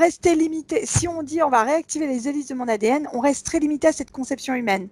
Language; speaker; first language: French; native; French